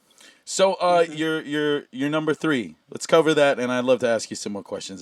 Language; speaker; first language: English; native; English